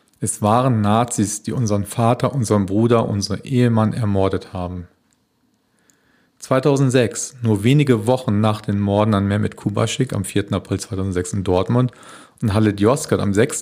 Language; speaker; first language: German; native; German